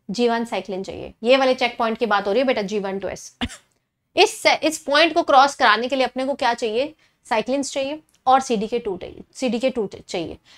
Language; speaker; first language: Hindi; native; Hindi